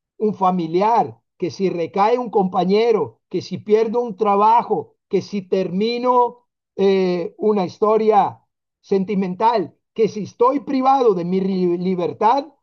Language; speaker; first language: Spanish; non-native, fluent; Italian